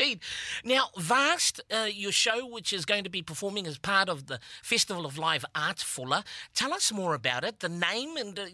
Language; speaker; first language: English; native; English